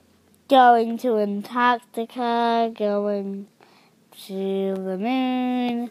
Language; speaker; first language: English; native; English